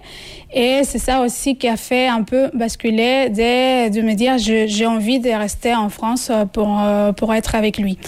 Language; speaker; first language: French; non-native, fluent; Spanish